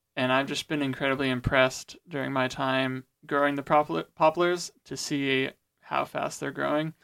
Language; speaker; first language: English; native; English